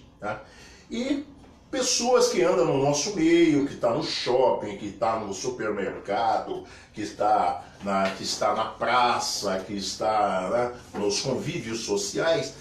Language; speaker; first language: Portuguese; native; Portuguese